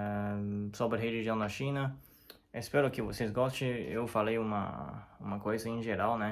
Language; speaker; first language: Portuguese; non-native, learner; Chinese